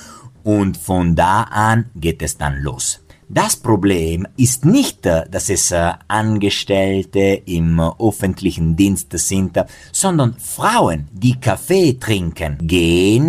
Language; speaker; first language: German; non-native, local second language; Italian